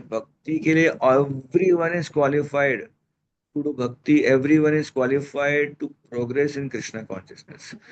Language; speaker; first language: Hindi; non-native, local second language; Marathi